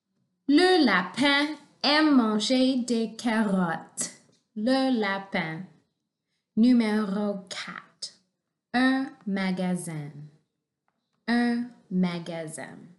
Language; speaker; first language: French; non-native, local second language; English